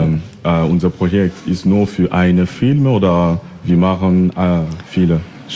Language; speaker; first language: German; non-native, learner; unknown